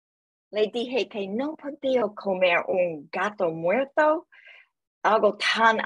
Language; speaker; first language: Spanish; non-native, learner; English